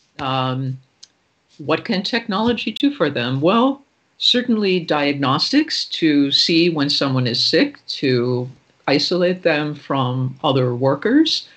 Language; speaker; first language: English; native; English